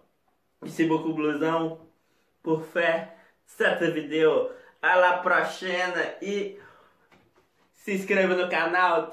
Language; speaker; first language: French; non-native, learner; Portuguese